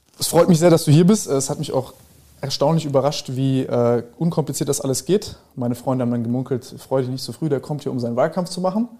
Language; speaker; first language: German; early bilingual, other home language; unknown